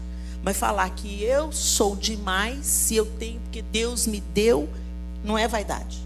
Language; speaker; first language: Portuguese; native; Portuguese